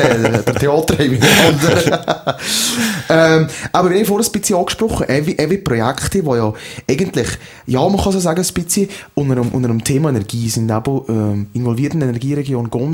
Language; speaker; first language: German; native; German